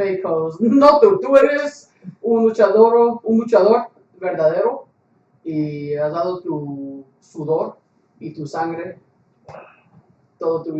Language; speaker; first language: Spanish; non-native, learner; English